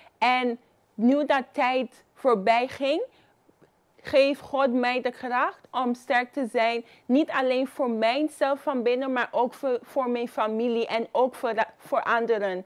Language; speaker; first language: Dutch; non-native, fluent; Papiamento